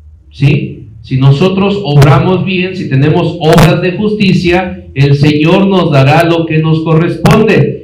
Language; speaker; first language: Spanish; native; Spanish